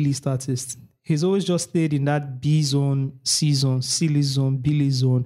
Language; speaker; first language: English; non-native, local second language; Yoruba